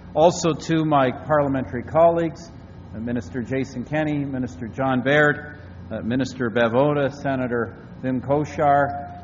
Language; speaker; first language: English; native; English